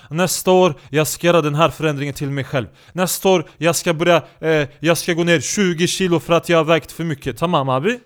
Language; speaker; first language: Swedish; early bilingual, other home language; Turkish